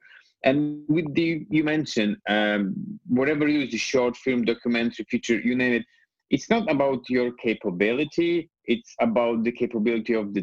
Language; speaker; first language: English; non-native, fluent; Polish